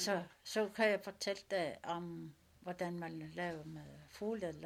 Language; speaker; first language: Danish; non-native, local second language; Kalaallisut